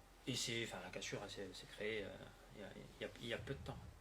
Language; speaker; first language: French; native; French